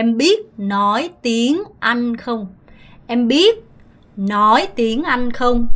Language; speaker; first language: Vietnamese; non-native, fluent; Korean